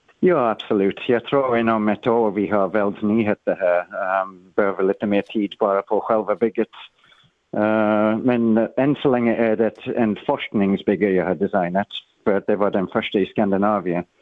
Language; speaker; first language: Swedish; non-native, fluent; English